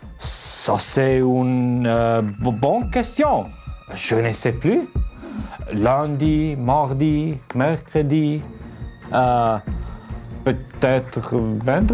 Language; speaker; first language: French; non-native, local second language; German